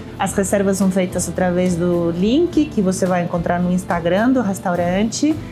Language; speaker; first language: Portuguese; non-native, fluent; Spanish